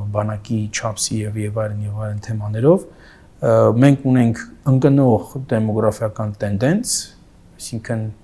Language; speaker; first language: Armenian; native; Armenian